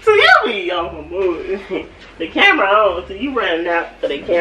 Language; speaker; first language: English; native; English